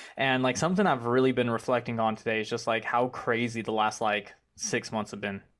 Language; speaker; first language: English; native; English